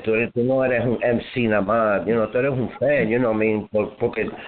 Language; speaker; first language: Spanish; early bilingual, heritage; Spanish